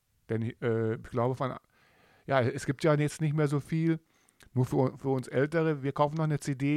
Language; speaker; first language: German; native; German